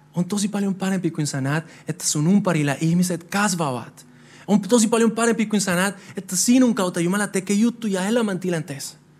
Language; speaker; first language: Finnish; non-native, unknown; Spanish